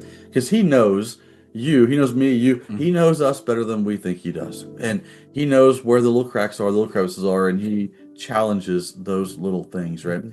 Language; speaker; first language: English; native; English